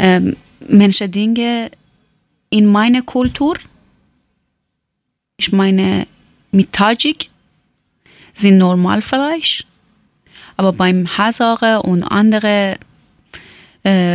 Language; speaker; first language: German; non-native, learner; Persian